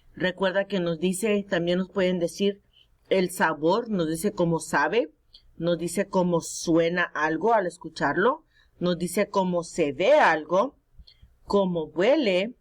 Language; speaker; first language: Spanish; early bilingual, heritage; Spanish